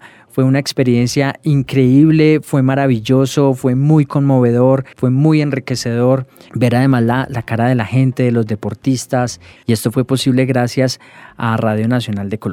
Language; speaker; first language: Spanish; native; Spanish